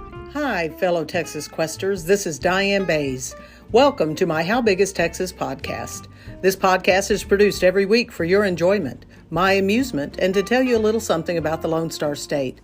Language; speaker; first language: English; native; English